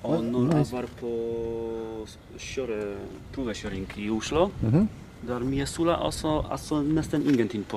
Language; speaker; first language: Swedish; non-native, learner; Polish